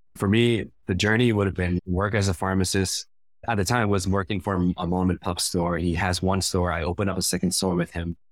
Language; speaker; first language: English; non-native, fluent; Khmer